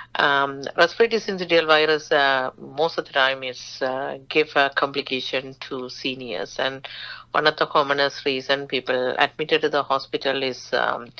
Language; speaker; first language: English; non-native, local second language; Tamil